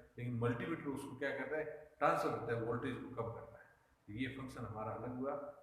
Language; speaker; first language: Hindi; native; Hindi